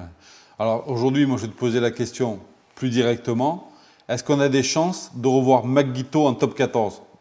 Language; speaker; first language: French; native; French